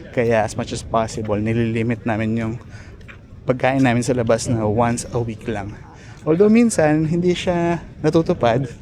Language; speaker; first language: Filipino; native; Filipino